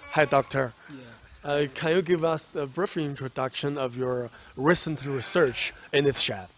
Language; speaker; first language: English; non-native, fluent; Chinese